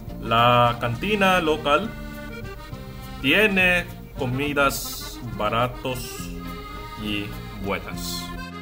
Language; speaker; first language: Spanish; non-native, learner; English